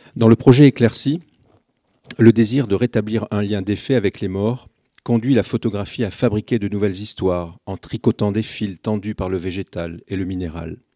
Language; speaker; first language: French; native; French